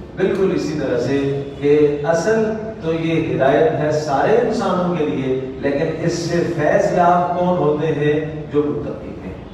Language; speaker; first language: Urdu; native; Urdu